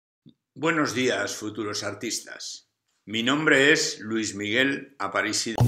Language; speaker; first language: Spanish; native; Spanish